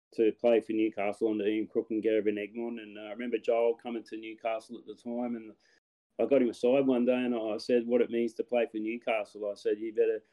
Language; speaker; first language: English; native; English